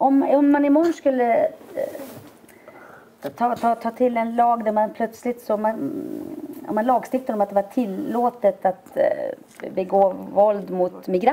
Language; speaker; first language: Swedish; native; Swedish